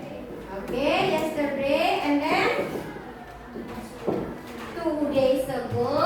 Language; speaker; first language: English; non-native, learner; Indonesian